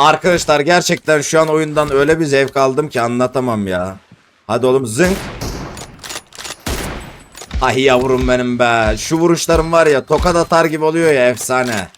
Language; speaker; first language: Turkish; native; Turkish